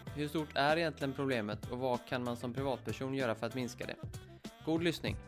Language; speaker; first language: Swedish; native; Swedish